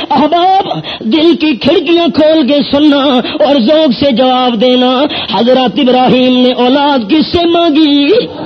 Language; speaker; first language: Urdu; non-native, local second language; Pashto